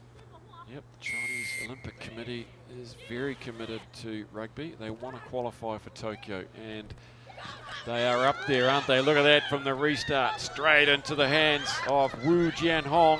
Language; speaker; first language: English; native; English